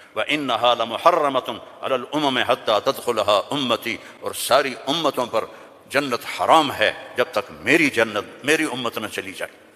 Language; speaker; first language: Urdu; non-native, local second language; Punjabi